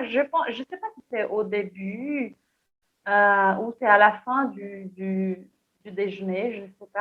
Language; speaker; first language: French; non-native, fluent; Portuguese